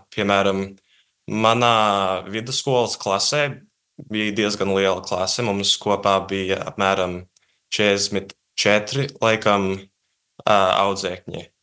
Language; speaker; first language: Latvian; early bilingual, heritage; Latvian